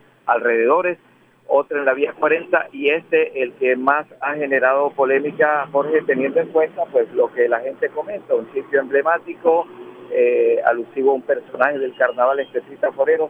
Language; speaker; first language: Spanish; native; Spanish